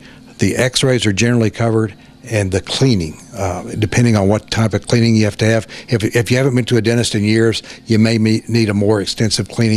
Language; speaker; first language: English; native; English